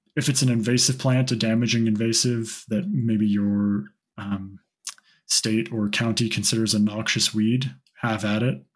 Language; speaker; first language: English; native; English